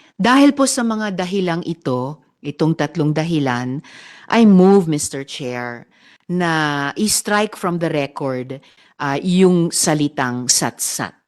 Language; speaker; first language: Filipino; native; Filipino